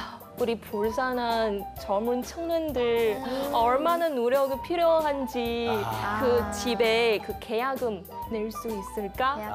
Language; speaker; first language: Korean; non-native, fluent; Chinese